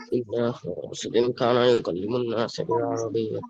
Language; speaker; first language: Arabic; non-native, learner; Bangla